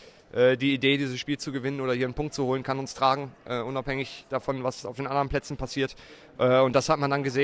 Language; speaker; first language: German; native; German